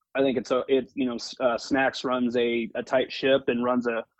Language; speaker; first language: English; native; English